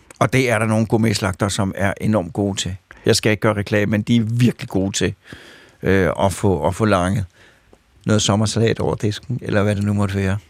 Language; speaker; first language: Danish; native; Danish